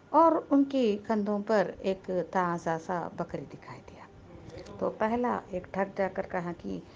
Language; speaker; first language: Hindi; non-native, local second language; Telugu